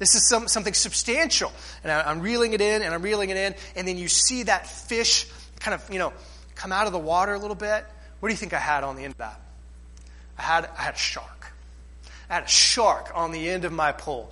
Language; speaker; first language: English; native; English